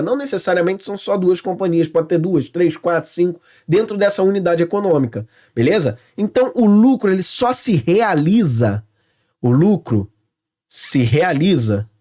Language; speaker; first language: Portuguese; native; Portuguese